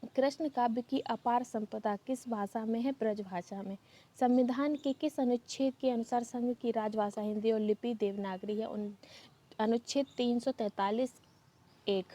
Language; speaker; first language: Hindi; native; Hindi